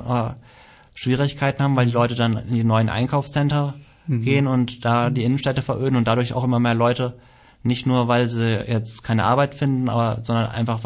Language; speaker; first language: German; native; German